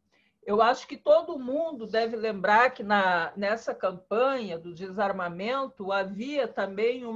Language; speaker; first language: Portuguese; native; Portuguese